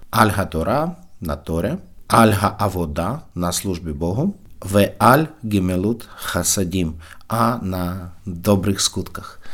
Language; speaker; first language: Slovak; non-native, fluent; Russian